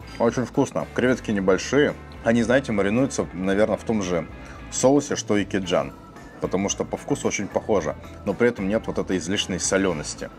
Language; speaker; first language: Russian; native; Russian